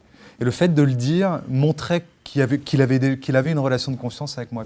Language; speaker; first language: French; native; French